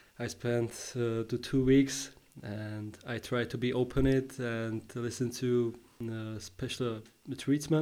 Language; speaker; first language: English; non-native, learner; Czech